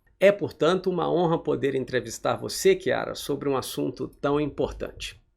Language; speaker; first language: Portuguese; native; Portuguese